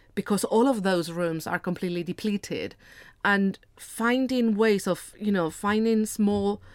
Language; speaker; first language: English; non-native, fluent; Spanish